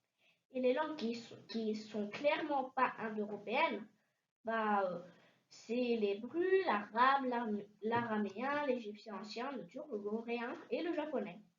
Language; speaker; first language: French; early bilingual, heritage; French